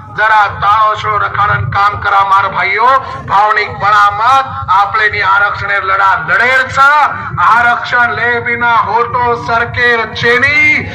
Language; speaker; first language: Marathi; non-native, local second language; Lambadi